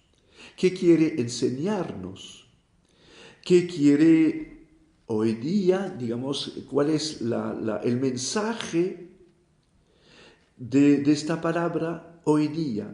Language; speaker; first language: Spanish; non-native, fluent; French